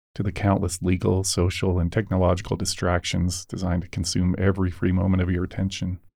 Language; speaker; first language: English; native; English